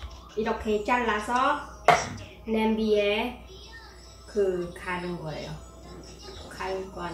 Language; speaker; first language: Korean; non-native, fluent; Khmer